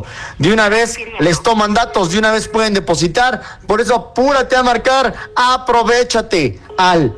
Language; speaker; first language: Spanish; native; Spanish